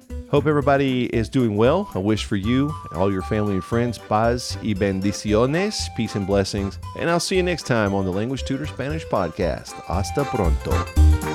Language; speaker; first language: English; native; English